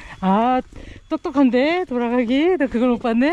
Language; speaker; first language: Korean; native; Korean